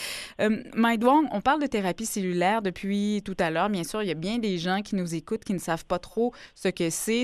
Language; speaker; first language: French; native; French